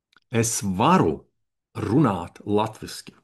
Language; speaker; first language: Latvian; non-native, learner; Russian